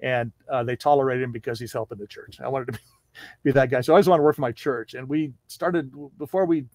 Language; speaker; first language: English; native; English